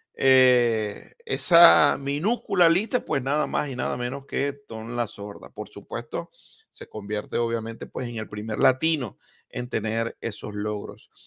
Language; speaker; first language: Spanish; native; Spanish